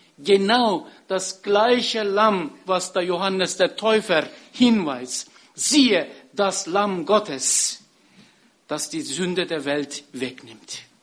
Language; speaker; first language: German; non-native, fluent; Turkish